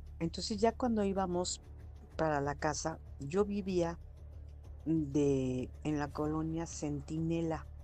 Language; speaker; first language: Spanish; native; Spanish